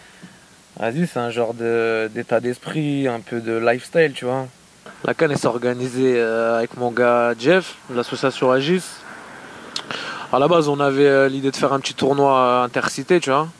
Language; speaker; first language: French; native; French